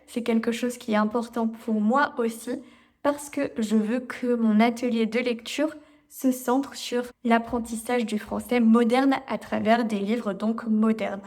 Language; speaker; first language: French; native; French